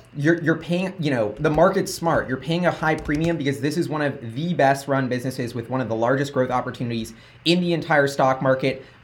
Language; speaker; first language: English; native; English